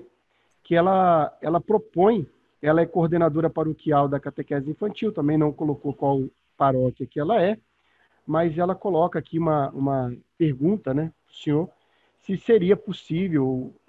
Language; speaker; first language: Portuguese; native; Portuguese